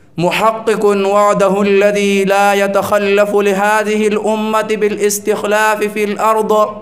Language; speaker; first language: Arabic; non-native, fluent; Urdu